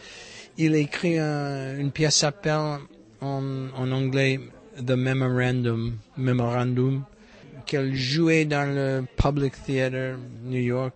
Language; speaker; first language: French; non-native, learner; English